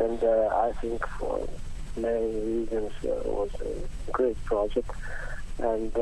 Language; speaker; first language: English; non-native, learner; Italian